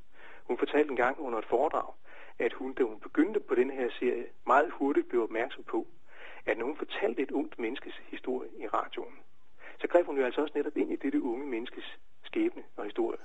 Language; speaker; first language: Danish; native; Danish